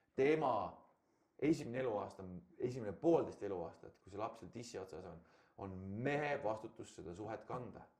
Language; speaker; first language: Estonian; native; Estonian